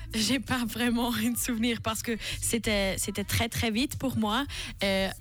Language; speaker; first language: French; non-native, learner; German